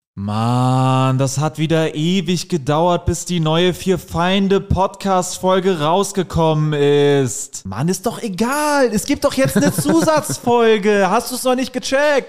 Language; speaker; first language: German; native; German